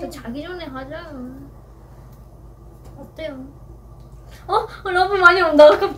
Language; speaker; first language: Korean; non-native, fluent; Japanese